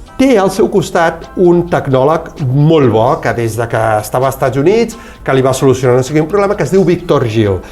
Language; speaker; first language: Catalan; native; Catalan